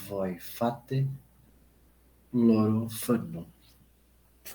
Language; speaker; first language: Italian; non-native, learner; Portuguese